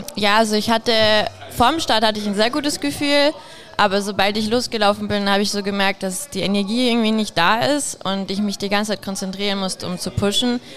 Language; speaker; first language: German; native; German